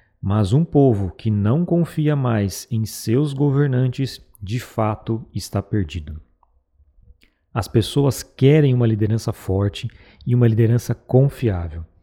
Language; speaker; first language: Portuguese; native; Portuguese